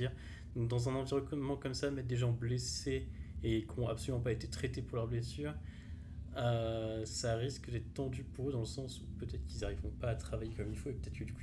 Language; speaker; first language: French; native; French